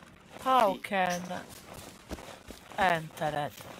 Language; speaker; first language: English; non-native, learner; Hungarian